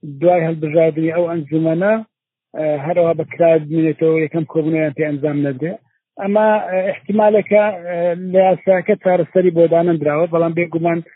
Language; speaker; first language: Central Kurdish; native; Central Kurdish